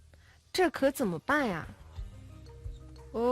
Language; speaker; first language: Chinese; non-native, fluent; Mongolian